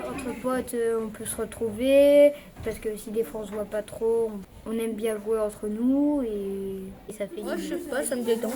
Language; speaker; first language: French; native; French